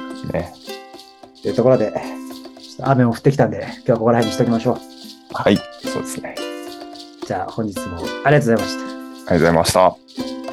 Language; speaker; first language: Japanese; native; Japanese